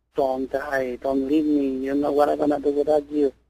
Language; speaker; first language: English; non-native, fluent; Spanish